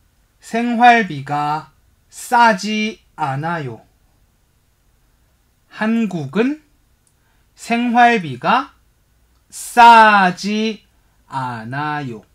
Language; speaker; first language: Korean; non-native, fluent; Chinese